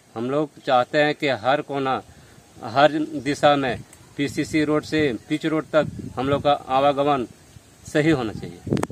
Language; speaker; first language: Hindi; native; Hindi